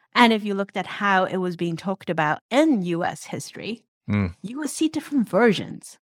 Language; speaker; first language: English; non-native, local second language; Cantonese